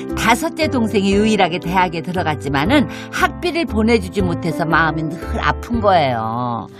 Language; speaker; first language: Korean; native; Korean